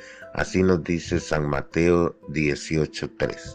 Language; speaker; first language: Spanish; native; Spanish